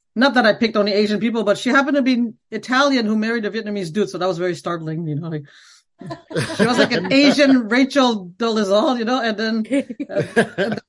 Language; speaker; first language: English; non-native, fluent; Khmer